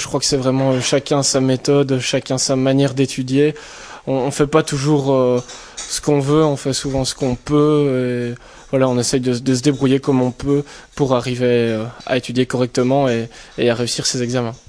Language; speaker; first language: French; native; French